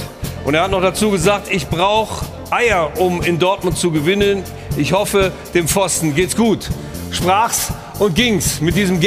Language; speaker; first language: German; native; German